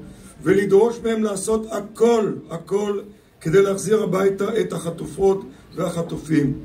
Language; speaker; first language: Hebrew; native; Hebrew